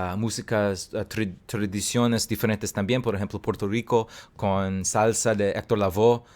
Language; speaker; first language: Spanish; non-native, learner; English